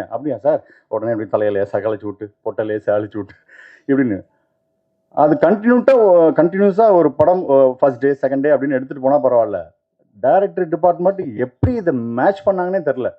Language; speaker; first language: Tamil; native; Tamil